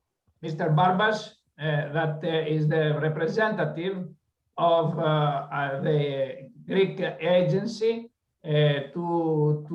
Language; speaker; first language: English; non-native, learner; Greek